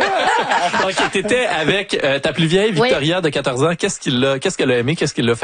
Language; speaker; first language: French; native; French